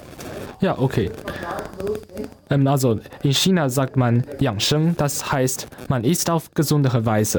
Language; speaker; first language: German; non-native, learner; Chinese